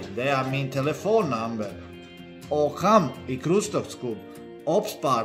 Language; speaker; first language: Danish; non-native, learner; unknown